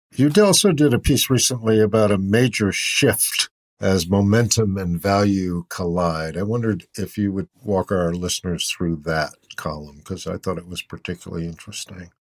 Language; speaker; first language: English; native; English